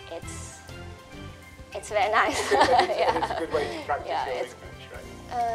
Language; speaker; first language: English; non-native, learner; Chinese